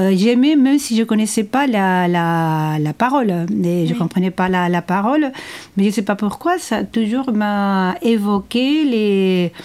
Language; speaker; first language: French; non-native, fluent; Spanish